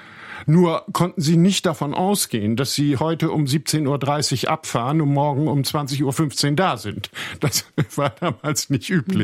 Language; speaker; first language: German; native; German